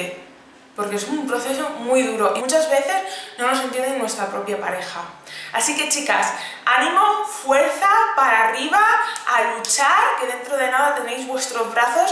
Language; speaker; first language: Spanish; native; Spanish